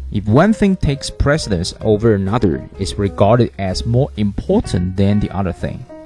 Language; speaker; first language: English; non-native, fluent; Chinese